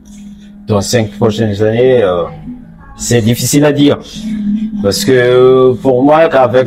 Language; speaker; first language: French; non-native, fluent; Chinese